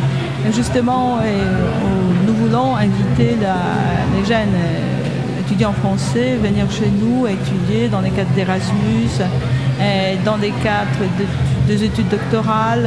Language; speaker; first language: French; non-native, fluent; Polish